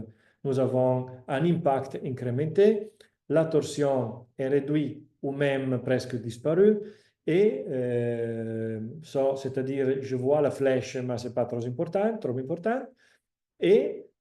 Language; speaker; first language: French; non-native, fluent; Italian